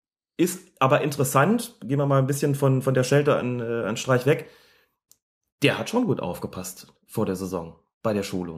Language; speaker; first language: German; native; German